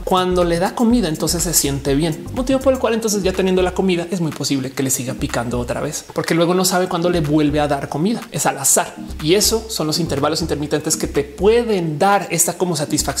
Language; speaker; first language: Spanish; native; Spanish